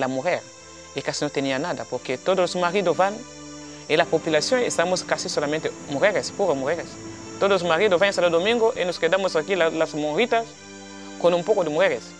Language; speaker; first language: Spanish; non-native, fluent; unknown